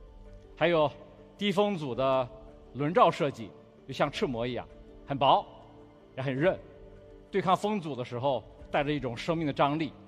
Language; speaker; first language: Chinese; native; Chinese